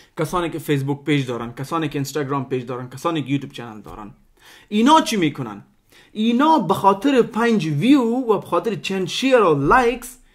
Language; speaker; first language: Persian; non-native, local second language; Pashto